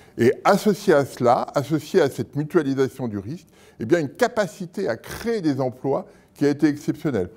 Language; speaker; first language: French; native; French